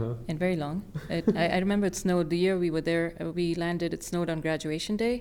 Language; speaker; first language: English; non-native, local second language; Tamil